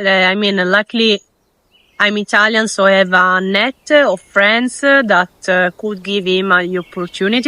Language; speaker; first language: English; non-native, fluent; Italian